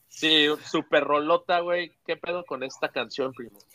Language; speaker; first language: Spanish; native; Spanish